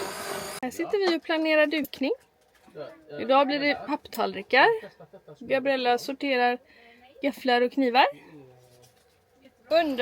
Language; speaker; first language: Swedish; native; Swedish